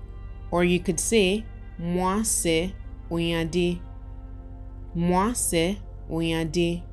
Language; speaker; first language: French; non-native, learner; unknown